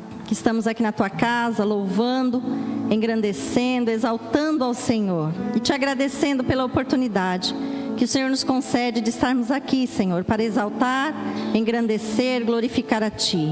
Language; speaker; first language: Portuguese; native; Portuguese